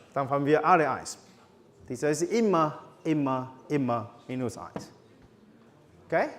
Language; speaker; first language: German; non-native, learner; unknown